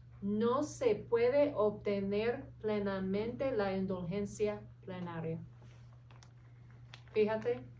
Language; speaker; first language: Spanish; non-native, fluent; English